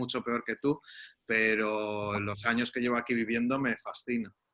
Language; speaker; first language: Spanish; native; Spanish